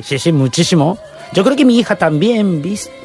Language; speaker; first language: Spanish; non-native, learner; Japanese